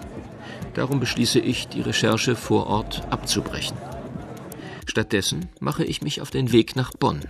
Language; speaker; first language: German; native; German